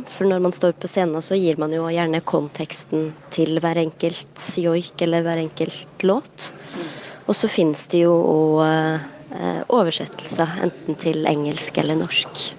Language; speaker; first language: Norwegian; native; Norwegian